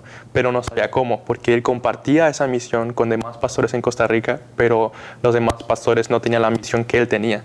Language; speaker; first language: Spanish; native; Spanish